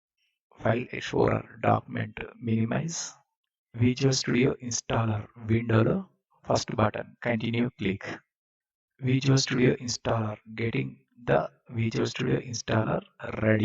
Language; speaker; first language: English; non-native, learner; Telugu